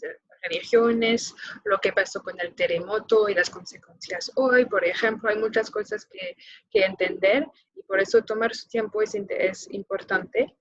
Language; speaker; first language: Spanish; non-native, fluent; French